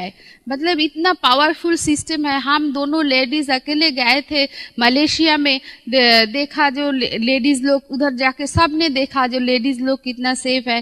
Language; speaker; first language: Hindi; non-native, local second language; Bangla